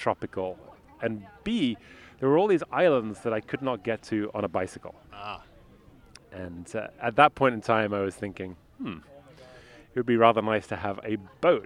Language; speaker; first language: English; native; English